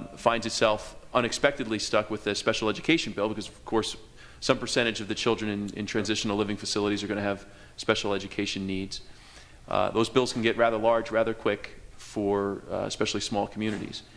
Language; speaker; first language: English; native; English